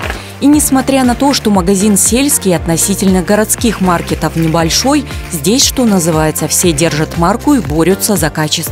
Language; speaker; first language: Russian; native; Russian